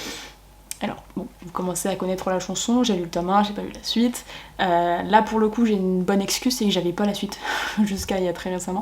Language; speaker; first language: French; native; French